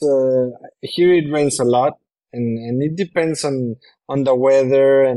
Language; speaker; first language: English; non-native, fluent; Spanish